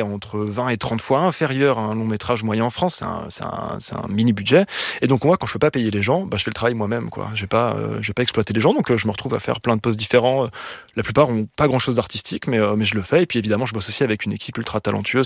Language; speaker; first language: French; native; French